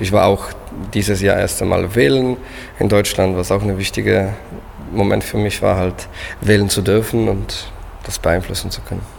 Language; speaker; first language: German; non-native, fluent; Polish